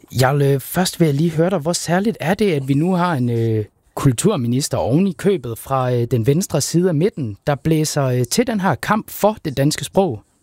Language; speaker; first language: Danish; native; Danish